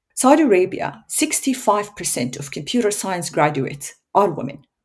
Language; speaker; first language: English; non-native, fluent; Arabic